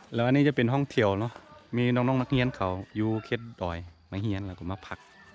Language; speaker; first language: Thai; non-native, local second language; Akha